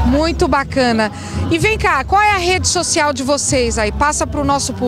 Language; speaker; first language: Portuguese; native; Portuguese